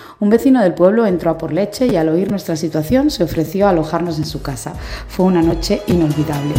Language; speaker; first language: Spanish; native; Spanish